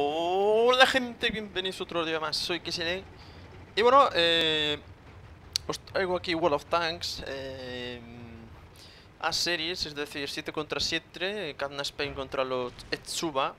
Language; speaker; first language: Spanish; native; Spanish